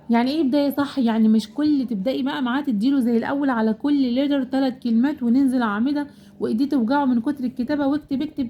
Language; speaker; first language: Arabic; native; Arabic